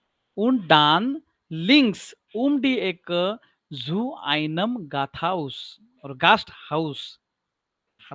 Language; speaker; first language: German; non-native, learner; Marathi